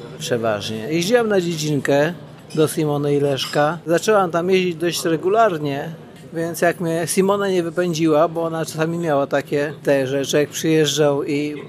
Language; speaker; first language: Polish; native; Polish